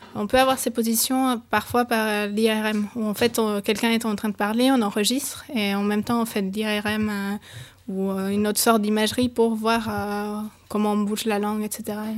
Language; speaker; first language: French; non-native, fluent; Spanish